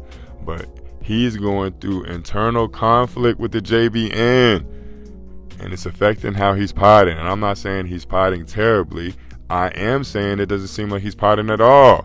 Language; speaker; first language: English; native; English